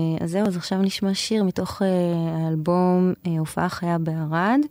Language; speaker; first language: Hebrew; native; Hebrew